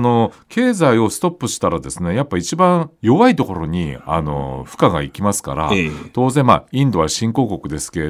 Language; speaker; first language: Japanese; native; Japanese